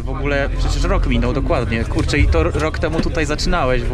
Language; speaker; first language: Polish; native; Polish